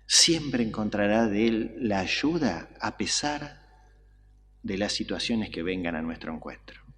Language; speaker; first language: Spanish; native; Spanish